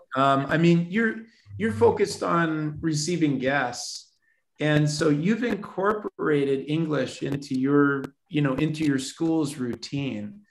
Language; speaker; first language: English; native; English